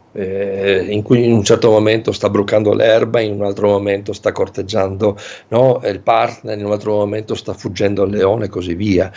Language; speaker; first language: Italian; native; Italian